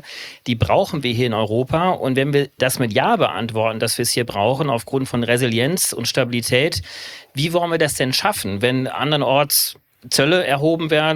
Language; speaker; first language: German; native; German